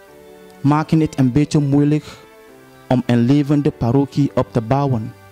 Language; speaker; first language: Dutch; non-native, fluent; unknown